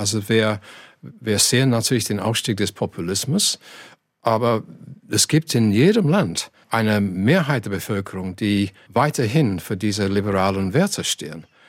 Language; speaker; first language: German; non-native, fluent; English